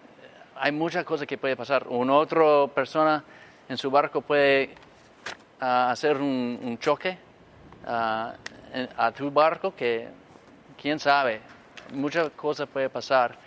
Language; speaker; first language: Spanish; non-native, fluent; English